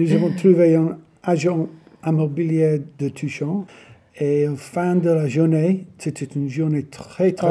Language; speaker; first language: French; non-native, learner; English